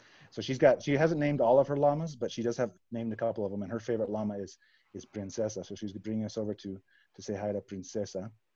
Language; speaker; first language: English; native; English